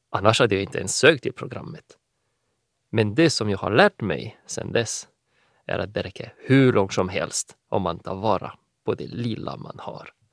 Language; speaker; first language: Swedish; non-native, fluent; French